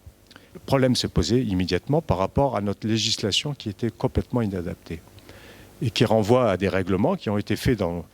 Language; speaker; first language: French; native; French